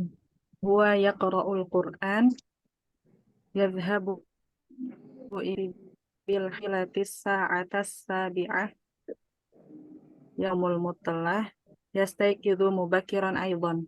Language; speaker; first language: Arabic; non-native, learner; Indonesian